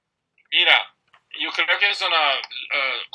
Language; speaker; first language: Spanish; non-native, fluent; English